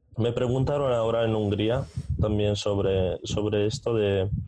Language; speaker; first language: Spanish; non-native, fluent; Hungarian